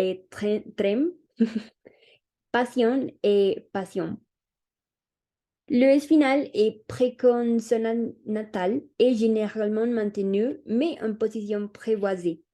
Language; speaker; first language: French; non-native, learner; Spanish